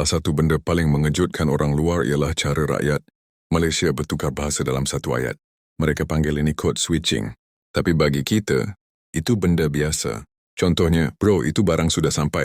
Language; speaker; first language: Malay; native; Malay